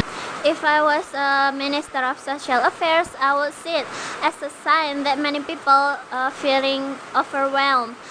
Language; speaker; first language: English; non-native, fluent; Indonesian